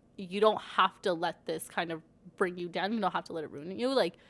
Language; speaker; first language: English; native; English